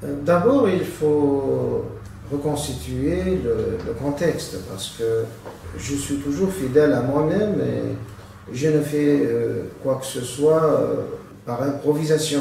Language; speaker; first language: French; non-native, local second language; Arabic